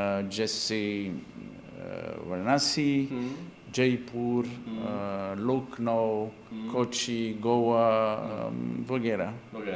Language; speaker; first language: Hindi; non-native, learner; Portuguese